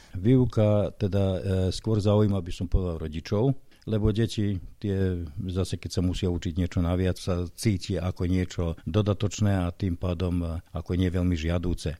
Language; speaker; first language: Slovak; early bilingual, heritage; Slovak